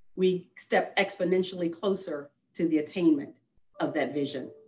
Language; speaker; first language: English; native; English